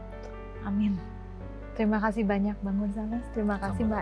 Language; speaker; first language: Indonesian; native; Indonesian